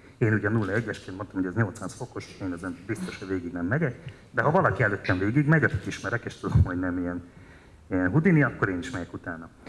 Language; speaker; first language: Hungarian; native; Hungarian